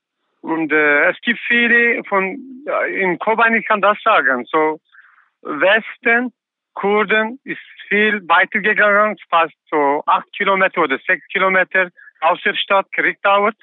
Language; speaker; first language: German; non-native, learner; Kurdish